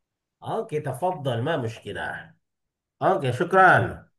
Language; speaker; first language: Arabic; non-native, fluent; Indonesian